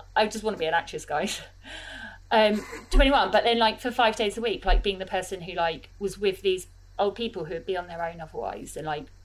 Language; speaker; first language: English; native; English